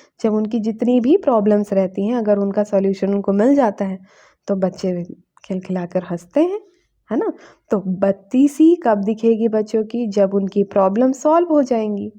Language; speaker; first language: Hindi; native; Hindi